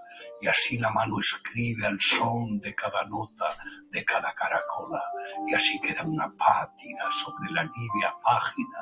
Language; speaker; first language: Spanish; native; Spanish